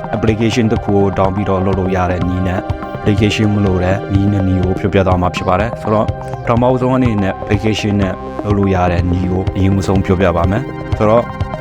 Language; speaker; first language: Burmese; non-native, local second language; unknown